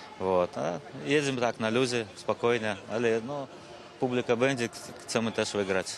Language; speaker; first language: Polish; non-native, learner; Russian